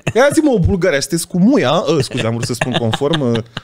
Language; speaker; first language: Romanian; native; Romanian